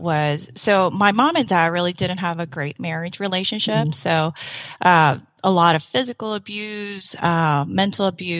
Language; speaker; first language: English; non-native, fluent; Korean